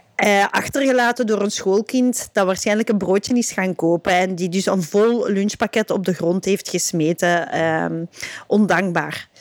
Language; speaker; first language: Dutch; native; Dutch